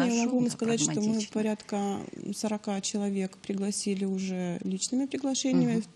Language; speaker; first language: Russian; native; Russian